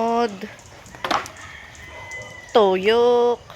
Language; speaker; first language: Filipino; non-native, local second language; Cebuano